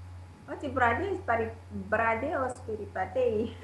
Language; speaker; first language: Greek; non-native, learner; Italian